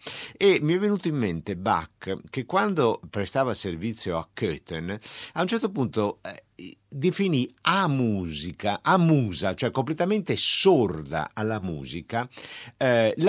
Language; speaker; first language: Italian; native; Italian